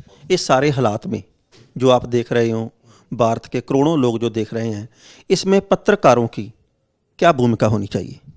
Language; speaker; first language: Hindi; non-native, local second language; Punjabi